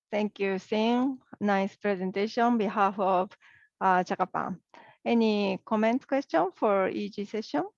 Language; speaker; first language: English; non-native, learner; Japanese